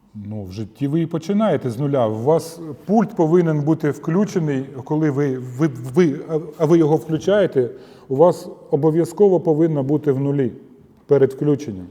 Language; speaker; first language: Ukrainian; non-native, local second language; Russian